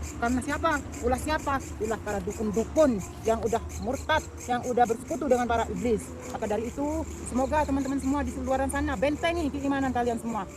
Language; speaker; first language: Indonesian; non-native, local second language; Madurese